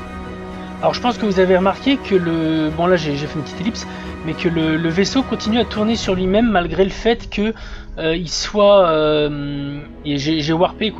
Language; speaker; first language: French; native; French